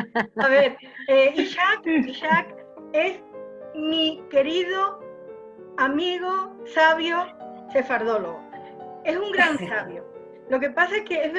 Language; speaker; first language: Spanish; native; Spanish